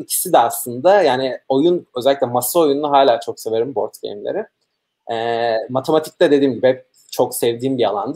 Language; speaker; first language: Turkish; native; Turkish